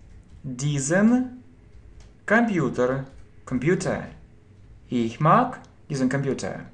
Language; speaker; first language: German; non-native, fluent; Russian